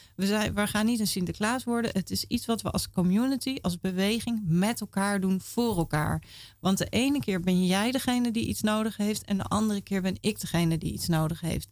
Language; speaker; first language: Dutch; native; Dutch